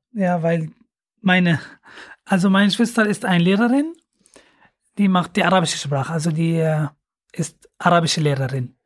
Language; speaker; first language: German; non-native, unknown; Arabic